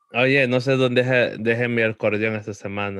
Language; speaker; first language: Spanish; early bilingual, heritage; Spanish